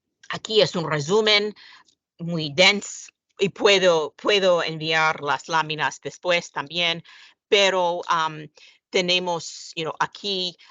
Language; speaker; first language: Spanish; non-native, fluent; English